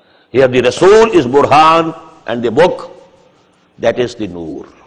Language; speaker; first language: English; non-native, local second language; Urdu